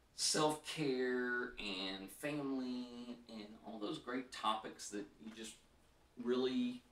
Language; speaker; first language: English; native; English